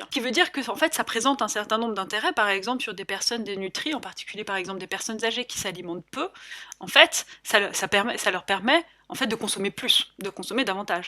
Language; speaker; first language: French; native; French